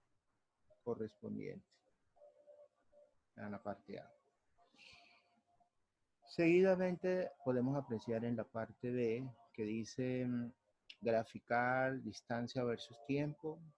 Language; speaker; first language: Spanish; native; Spanish